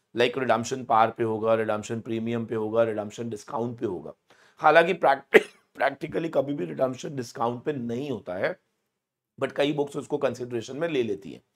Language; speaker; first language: Hindi; native; Hindi